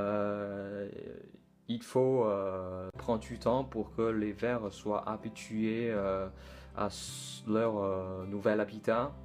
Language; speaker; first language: French; non-native, learner; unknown